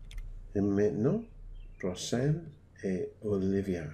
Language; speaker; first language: French; non-native, fluent; English